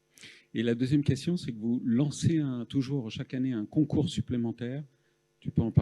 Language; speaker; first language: French; native; French